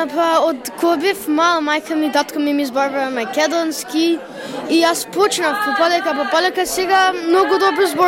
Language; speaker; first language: Macedonian; early bilingual, heritage; Macedonian